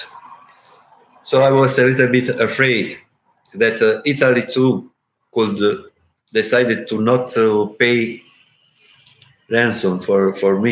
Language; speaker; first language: English; non-native, learner; Italian